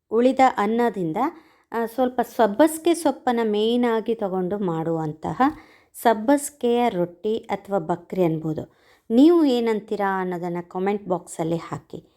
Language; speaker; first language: Kannada; non-native, local second language; Konkani